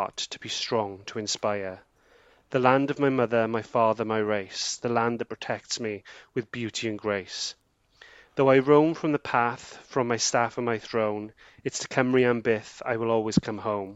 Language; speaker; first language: English; native; English